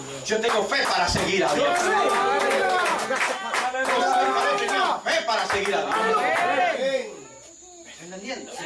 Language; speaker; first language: Spanish; native; Spanish